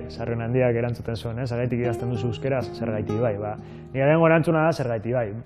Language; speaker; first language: Basque; non-native, local second language; Spanish